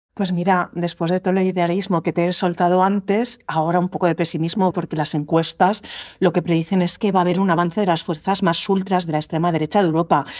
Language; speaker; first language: Spanish; native; Spanish